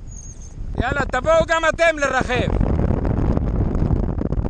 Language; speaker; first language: Hebrew; native; Hebrew